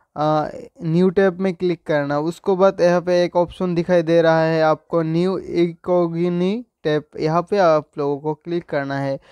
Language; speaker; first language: Hindi; non-native, local second language; Assamese